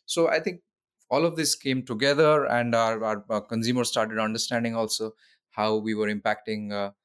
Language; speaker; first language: English; non-native, local second language; Odia